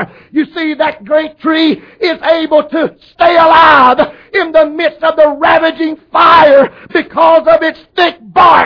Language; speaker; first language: English; native; English